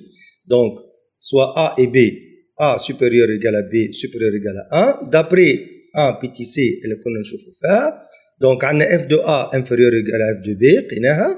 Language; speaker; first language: French; non-native, local second language; Arabic